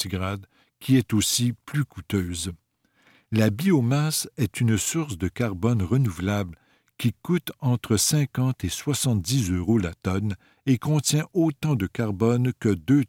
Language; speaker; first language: French; native; French